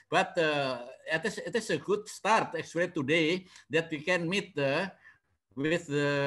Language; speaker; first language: English; non-native, learner; Indonesian